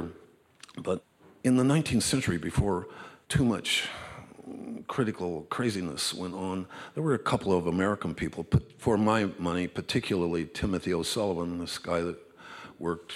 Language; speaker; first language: English; native; English